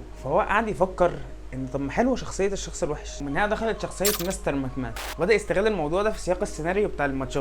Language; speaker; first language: Arabic; native; Arabic